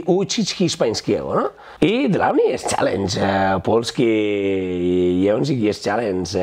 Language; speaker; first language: Polish; non-native, learner; Catalan